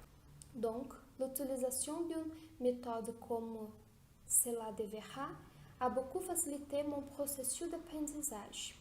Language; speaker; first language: French; non-native, learner; Portuguese